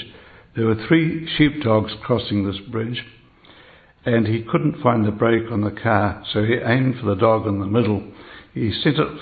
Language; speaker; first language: English; native; English